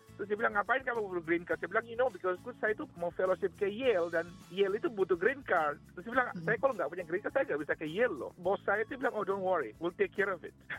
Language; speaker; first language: Indonesian; native; Indonesian